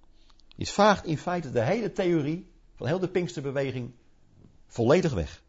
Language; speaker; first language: Dutch; native; Dutch